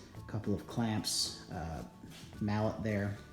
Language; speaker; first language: English; native; English